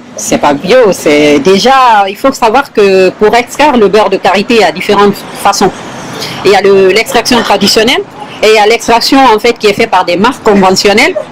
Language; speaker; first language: French; non-native, local second language; Fula